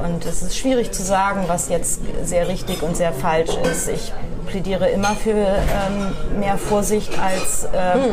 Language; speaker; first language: German; native; German